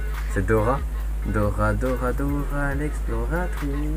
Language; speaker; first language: French; native; French